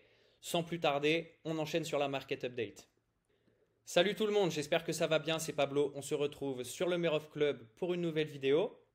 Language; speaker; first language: French; native; French